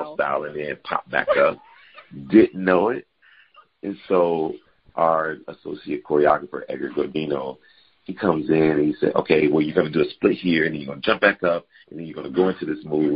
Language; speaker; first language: English; native; English